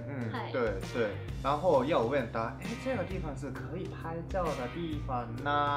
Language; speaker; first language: Chinese; non-native, fluent; Japanese